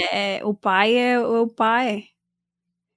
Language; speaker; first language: Portuguese; non-native, fluent; Spanish